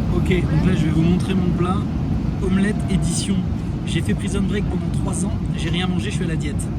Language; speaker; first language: French; native; French